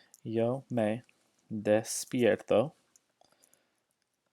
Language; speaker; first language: Spanish; non-native, fluent; English